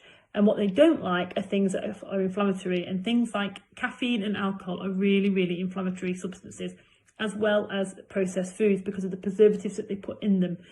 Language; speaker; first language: English; native; English